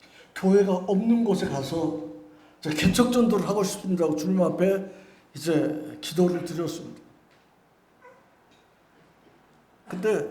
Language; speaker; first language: Korean; native; Korean